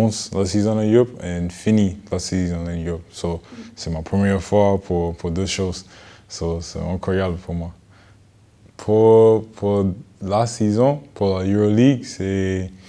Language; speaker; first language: French; non-native, learner; English